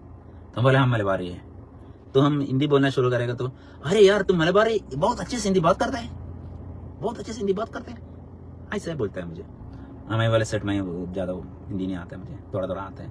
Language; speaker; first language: Hindi; non-native, local second language; Malayalam